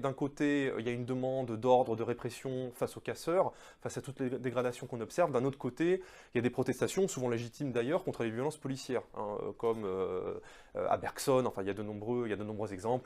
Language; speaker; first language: French; native; French